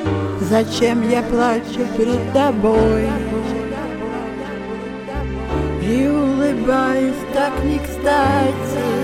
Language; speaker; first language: Russian; native; Russian